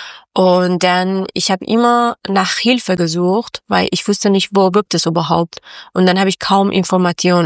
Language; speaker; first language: German; non-native, learner; Persian